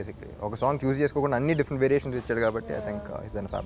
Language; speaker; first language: Telugu; native; Telugu